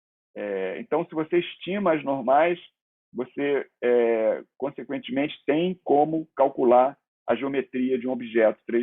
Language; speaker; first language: Portuguese; native; Portuguese